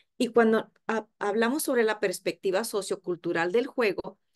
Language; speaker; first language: Spanish; early bilingual, heritage; Spanish